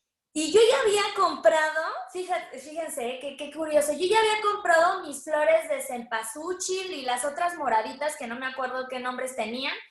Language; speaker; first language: Spanish; native; Spanish